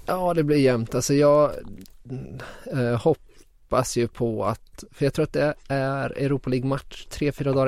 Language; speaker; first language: Swedish; native; Swedish